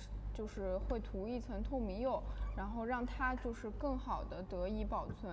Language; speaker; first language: Chinese; native; Chinese